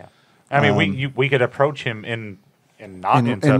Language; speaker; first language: English; native; English